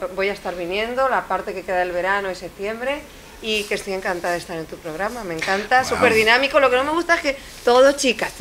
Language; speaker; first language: Spanish; native; Spanish